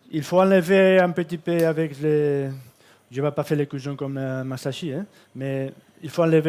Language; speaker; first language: French; non-native, fluent; Catalan